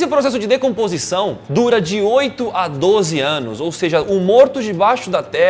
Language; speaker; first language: Portuguese; native; Portuguese